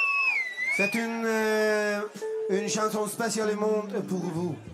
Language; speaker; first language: French; non-native, learner; Icelandic